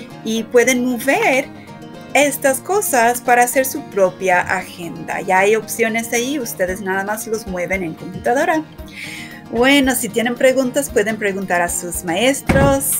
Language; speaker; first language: Spanish; non-native, fluent; English